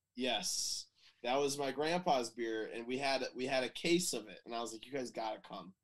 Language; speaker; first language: English; native; English